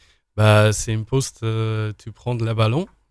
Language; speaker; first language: French; non-native, learner; Afrikaans